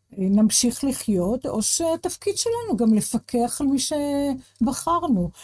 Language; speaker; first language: Hebrew; native; Hebrew